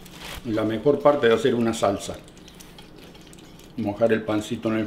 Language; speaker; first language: Spanish; native; Spanish